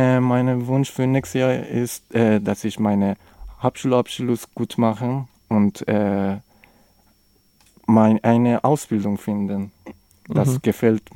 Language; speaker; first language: German; non-native, learner; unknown